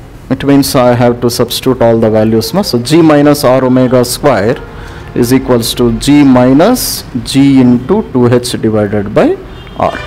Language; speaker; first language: English; non-native, local second language; Telugu